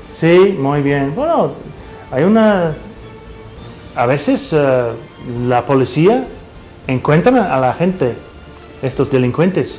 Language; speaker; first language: Spanish; non-native, fluent; English